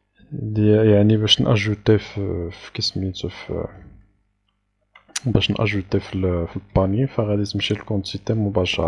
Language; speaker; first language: Arabic; native; Arabic